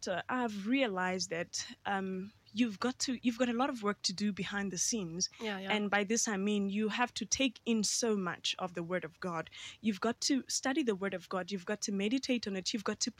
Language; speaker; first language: English; non-native, local second language; Xhosa